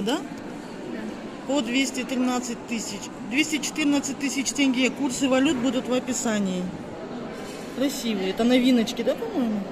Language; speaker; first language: Russian; non-native, local second language; Kazakh